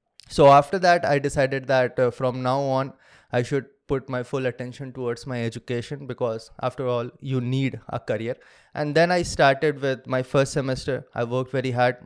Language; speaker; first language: English; non-native, local second language; Hindi